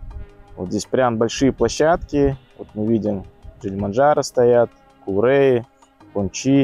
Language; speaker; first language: Russian; native; Russian